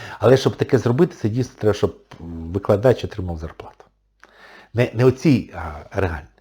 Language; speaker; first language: Ukrainian; non-native, local second language; Russian